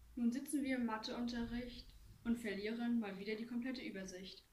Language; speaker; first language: German; native; German